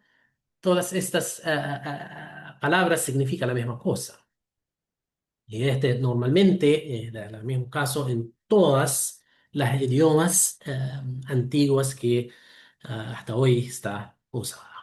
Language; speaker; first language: Spanish; non-native, fluent; Arabic